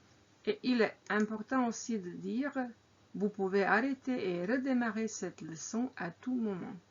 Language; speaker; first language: French; non-native, fluent; Croatian